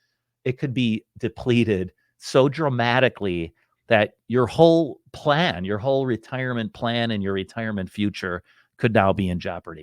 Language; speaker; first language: English; native; English